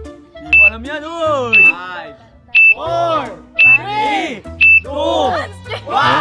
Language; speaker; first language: Filipino; native; Filipino